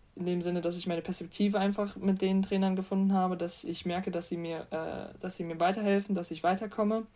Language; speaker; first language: German; native; German